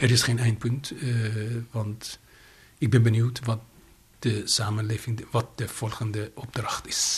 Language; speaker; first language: Dutch; non-native, fluent; Persian